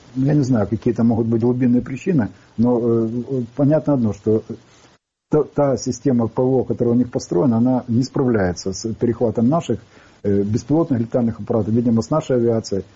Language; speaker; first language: Russian; non-native, local second language; Ukrainian